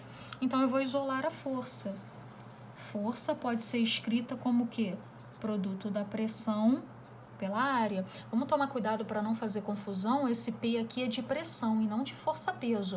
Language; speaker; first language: Portuguese; native; Portuguese